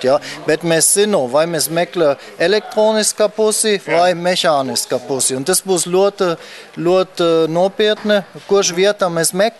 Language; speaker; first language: Latvian; non-native, learner; German